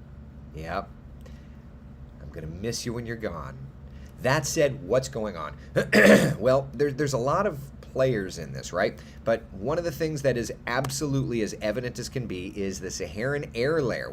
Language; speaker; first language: English; native; English